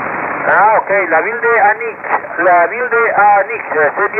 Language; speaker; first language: French; non-native, learner; Spanish